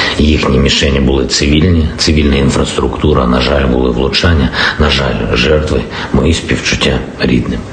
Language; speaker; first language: Ukrainian; non-native, local second language; Russian